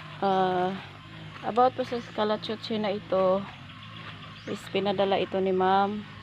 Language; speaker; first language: Filipino; non-native, local second language; Cebuano